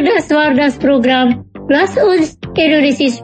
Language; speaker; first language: German; non-native, learner; Indonesian